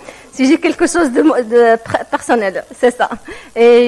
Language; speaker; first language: French; non-native, learner; Arabic